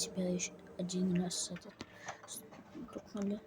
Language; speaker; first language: Russian; native; Russian